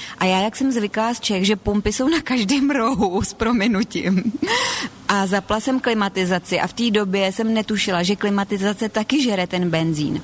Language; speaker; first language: Czech; native; Czech